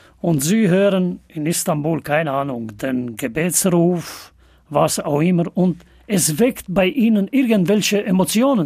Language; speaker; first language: German; non-native, fluent; Albanian